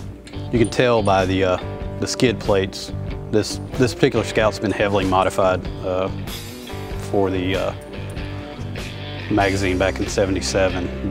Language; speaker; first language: English; native; English